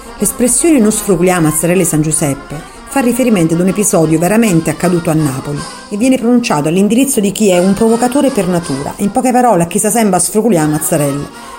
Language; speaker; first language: Italian; native; Italian